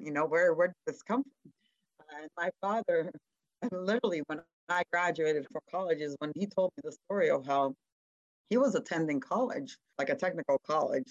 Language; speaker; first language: English; non-native, fluent; Hungarian